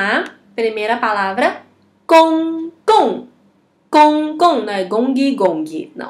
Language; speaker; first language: Portuguese; non-native, fluent; Chinese